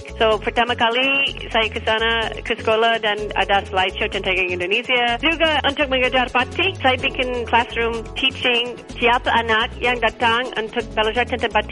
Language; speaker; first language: Indonesian; non-native, learner; English